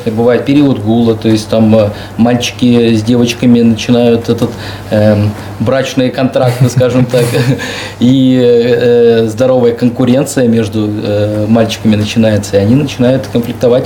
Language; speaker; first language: Russian; native; Russian